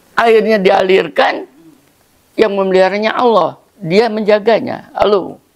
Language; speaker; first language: Indonesian; non-native, local second language; Javanese